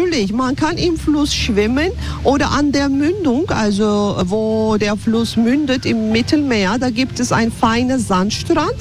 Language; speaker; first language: German; non-native, fluent; Turkish